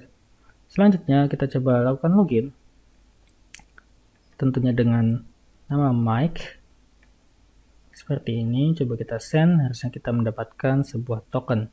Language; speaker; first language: Indonesian; native; Indonesian